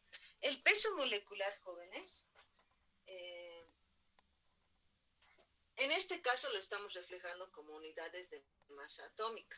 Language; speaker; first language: Spanish; native; Spanish